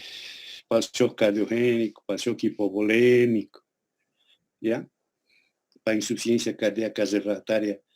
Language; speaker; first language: Spanish; native; Spanish